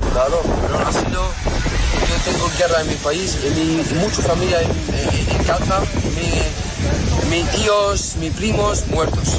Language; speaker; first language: Spanish; non-native, learner; Arabic